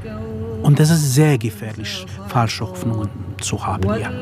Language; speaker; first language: German; non-native, fluent; Kurdish